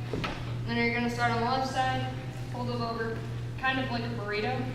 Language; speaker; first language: English; native; English